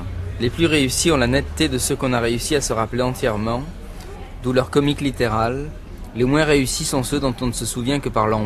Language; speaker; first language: French; native; French